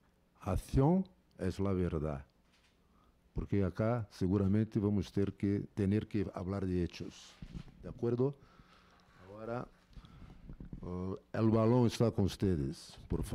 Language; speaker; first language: Spanish; non-native, fluent; Portuguese